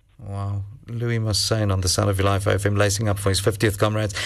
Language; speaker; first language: English; non-native, local second language; Afrikaans